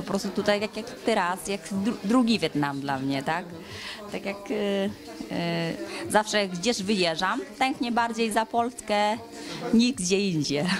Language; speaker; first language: Polish; non-native, learner; Vietnamese